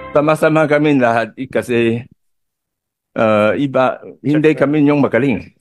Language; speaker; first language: Filipino; non-native, learner; Chinese